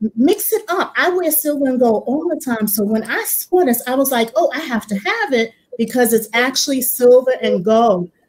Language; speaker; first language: English; native; English